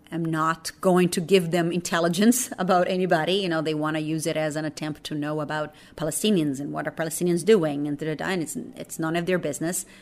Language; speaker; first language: English; non-native, fluent; Portuguese